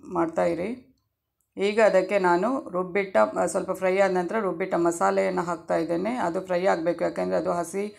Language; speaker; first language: Kannada; non-native, local second language; Tulu